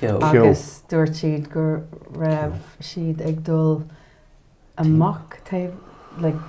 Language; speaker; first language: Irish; non-native, learner; English